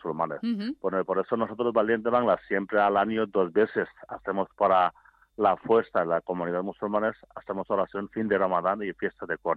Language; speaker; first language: Spanish; non-native, learner; Bangla